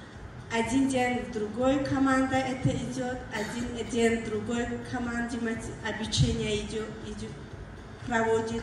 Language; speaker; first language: Russian; non-native, learner; Tajik